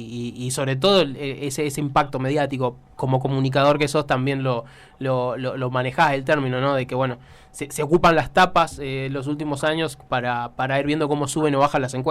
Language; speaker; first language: Spanish; native; Spanish